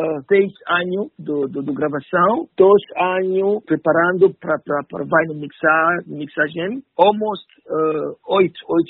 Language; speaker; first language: Portuguese; non-native, learner; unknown